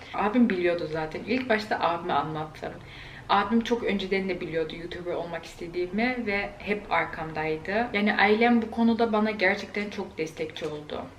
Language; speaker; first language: Turkish; early bilingual, heritage; Turkish